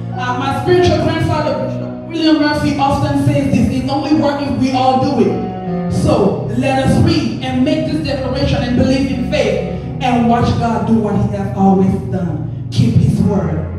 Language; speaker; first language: English; native; English